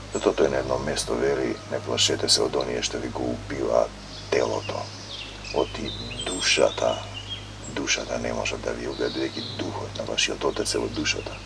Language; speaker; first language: Macedonian; native; Macedonian